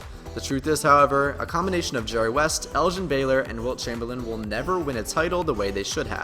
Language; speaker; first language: English; native; English